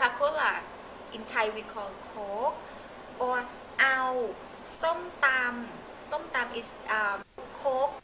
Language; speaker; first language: English; non-native, fluent; Thai